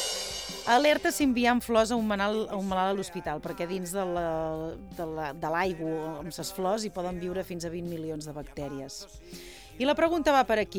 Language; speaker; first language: Catalan; native; Catalan